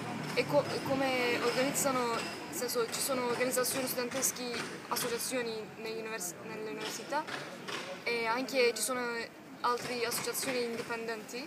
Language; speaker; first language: Italian; non-native, learner; Turkish